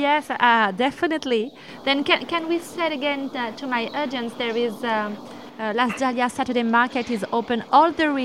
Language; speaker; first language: English; non-native, learner; French